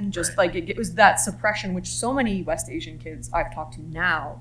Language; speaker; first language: English; native; English